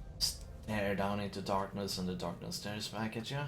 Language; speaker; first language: English; non-native, fluent; Chinese